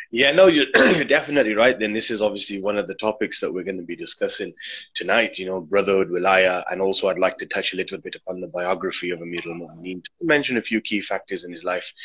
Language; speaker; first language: English; native; English